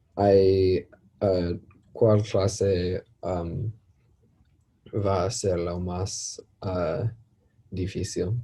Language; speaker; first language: Spanish; non-native, learner; English